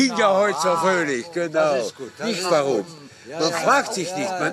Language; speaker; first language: German; non-native, fluent; Dutch